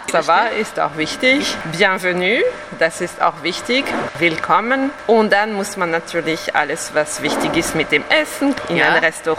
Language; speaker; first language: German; non-native, fluent; French